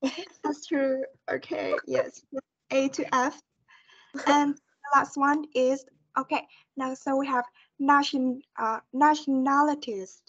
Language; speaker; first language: English; non-native, fluent; Vietnamese